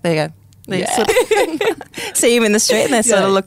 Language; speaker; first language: English; native; English